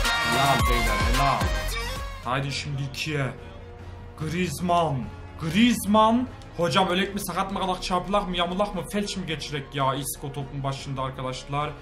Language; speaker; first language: Turkish; native; Turkish